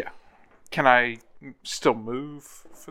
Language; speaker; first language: English; native; English